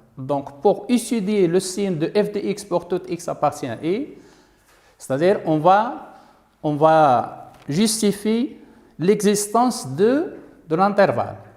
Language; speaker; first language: French; non-native, local second language; Arabic